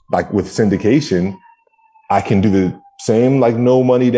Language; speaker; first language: English; native; English